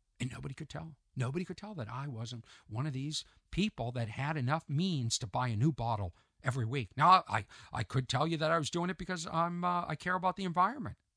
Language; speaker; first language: English; native; English